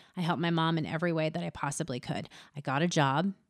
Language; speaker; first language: English; native; English